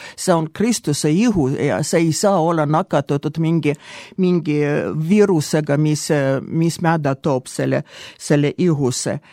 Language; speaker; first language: Estonian; non-native, local second language; Russian